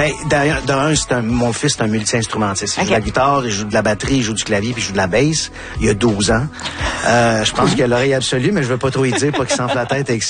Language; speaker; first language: French; native; French